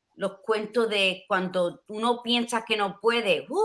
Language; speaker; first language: Spanish; early bilingual, heritage; Spanish